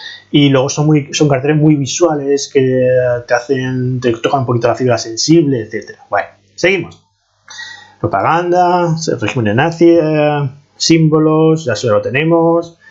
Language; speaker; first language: Spanish; native; Spanish